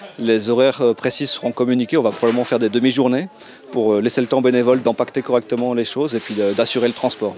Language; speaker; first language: French; native; French